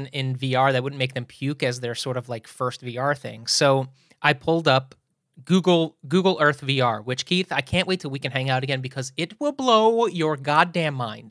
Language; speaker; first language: English; native; English